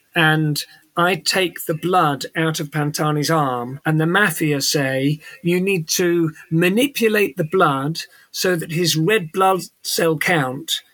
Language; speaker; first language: English; native; English